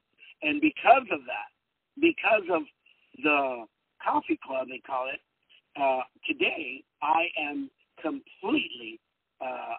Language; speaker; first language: English; early bilingual, other home language; Spanish